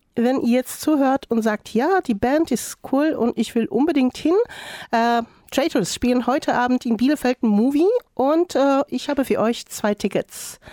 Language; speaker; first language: German; native; German